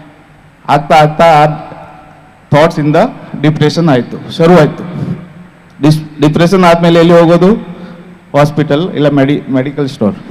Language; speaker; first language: Kannada; non-native, fluent; Hindi